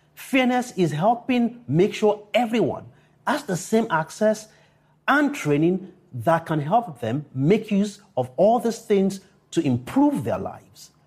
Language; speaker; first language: English; non-native, local second language; Yoruba